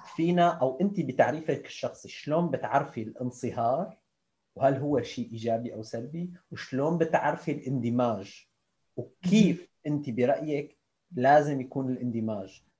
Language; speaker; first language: Arabic; native; Arabic